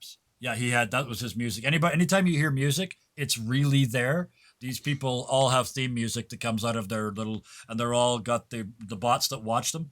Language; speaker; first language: English; native; English